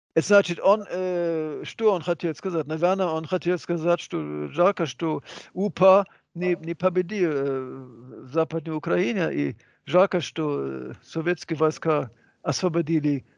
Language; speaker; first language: Russian; non-native, learner; German